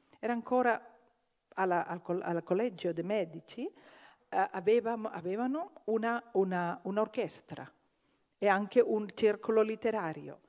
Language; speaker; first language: Italian; non-native, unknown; Catalan